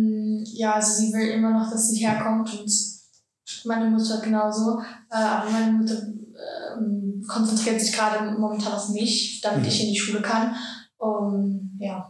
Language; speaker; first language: German; early bilingual, other home language; Georgian